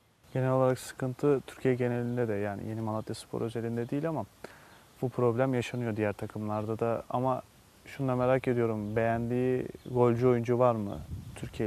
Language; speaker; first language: Turkish; native; Turkish